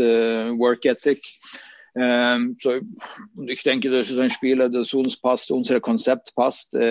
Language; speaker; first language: German; non-native, fluent; Swedish